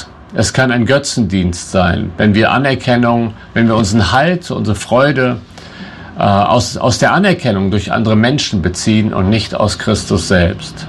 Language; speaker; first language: German; native; German